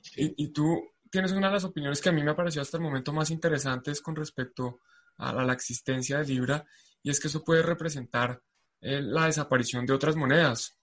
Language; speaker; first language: Spanish; native; Spanish